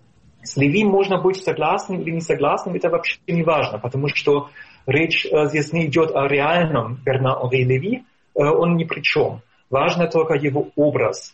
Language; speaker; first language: Russian; non-native, fluent; German